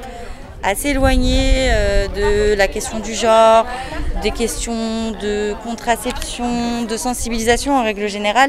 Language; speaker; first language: French; native; French